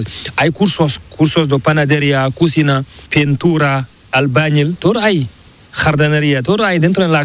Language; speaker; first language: Spanish; non-native, learner; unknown